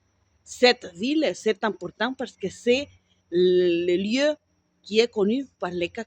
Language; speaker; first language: French; non-native, learner; Spanish